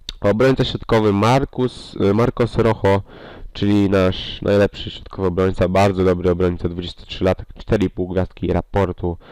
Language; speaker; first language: Polish; native; Polish